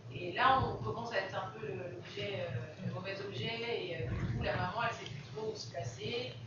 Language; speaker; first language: French; native; French